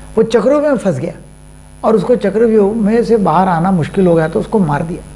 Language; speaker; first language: Hindi; non-native, local second language; Marathi